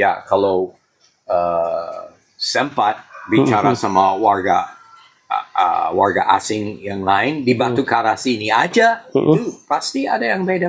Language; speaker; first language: Indonesian; non-native, fluent; English